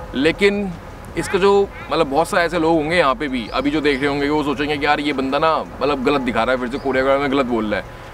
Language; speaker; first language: Hindi; native; Hindi